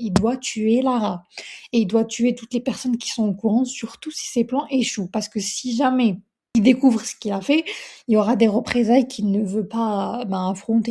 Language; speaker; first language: French; native; French